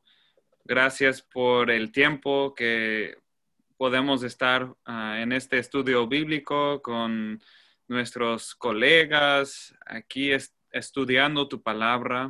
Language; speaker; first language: Spanish; non-native, fluent; English